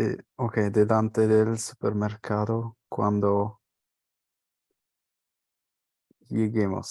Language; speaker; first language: Spanish; non-native, learner; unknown